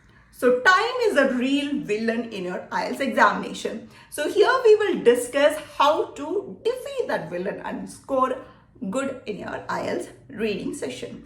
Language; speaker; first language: English; non-native, local second language; Malayalam